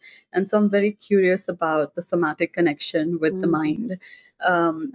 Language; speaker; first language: English; non-native, local second language; Hindi